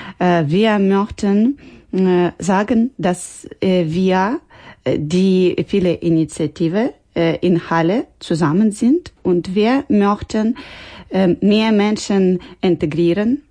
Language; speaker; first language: German; non-native, learner; Ukrainian